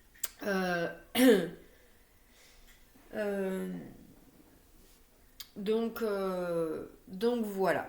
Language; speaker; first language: French; native; French